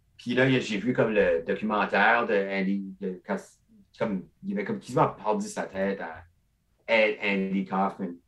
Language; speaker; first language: French; non-native, local second language; English